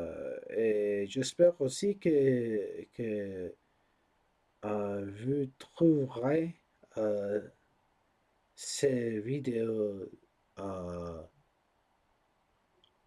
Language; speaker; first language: French; non-native, learner; English